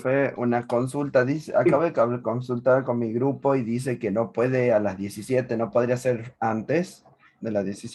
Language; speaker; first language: Spanish; native; Spanish